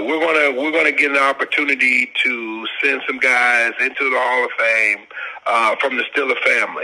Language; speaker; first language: English; native; English